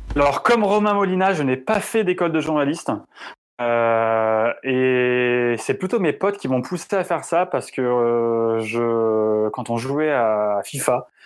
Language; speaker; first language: French; native; French